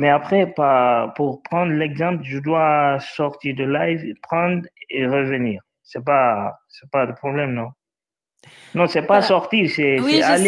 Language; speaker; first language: French; non-native, learner; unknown